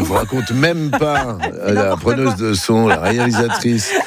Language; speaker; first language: French; native; French